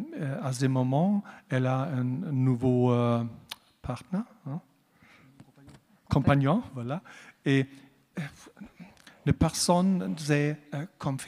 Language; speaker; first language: French; non-native, learner; German